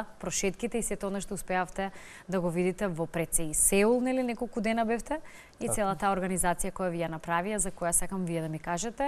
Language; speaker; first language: Macedonian; native; Macedonian